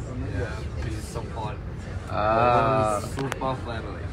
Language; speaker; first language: English; non-native, learner; Thai